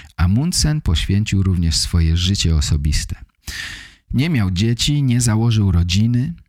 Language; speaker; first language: Polish; native; Polish